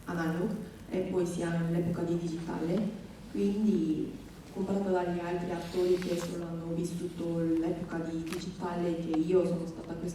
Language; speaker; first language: Italian; non-native, fluent; Korean